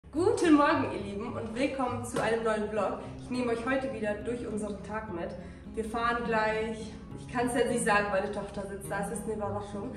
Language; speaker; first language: German; native; German